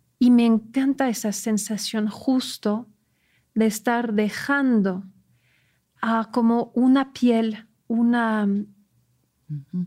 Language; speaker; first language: Spanish; non-native, fluent; French